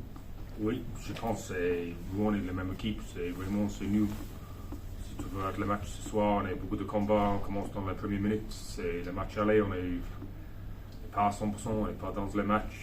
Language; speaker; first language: French; non-native, learner; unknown